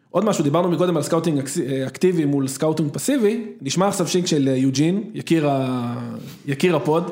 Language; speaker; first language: Hebrew; native; Hebrew